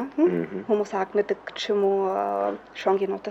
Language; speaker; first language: Mongolian; non-native, fluent; English